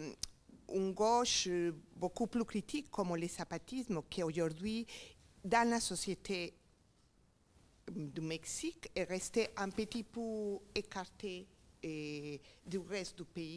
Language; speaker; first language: French; non-native, learner; Spanish